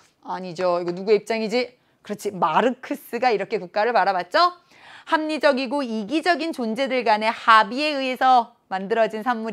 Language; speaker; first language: Korean; native; Korean